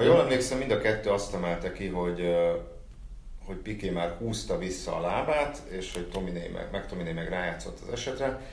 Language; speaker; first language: Hungarian; native; Hungarian